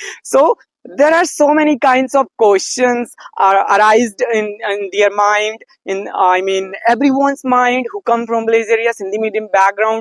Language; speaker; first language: English; non-native, learner; Hindi